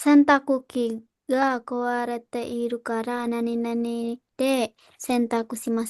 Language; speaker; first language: Japanese; non-native, learner; Indonesian